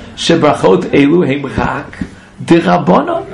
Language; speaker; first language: Hebrew; non-native, fluent; English